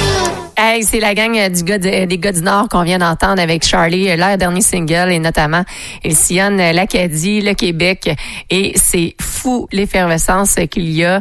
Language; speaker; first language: French; native; French